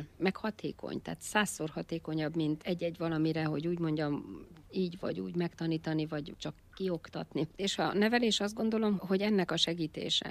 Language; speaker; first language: Hungarian; native; Hungarian